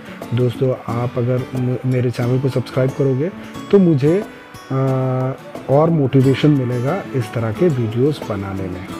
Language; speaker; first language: Hindi; native; Hindi